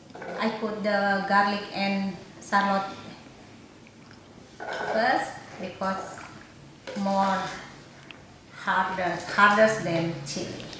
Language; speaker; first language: English; non-native, learner; Indonesian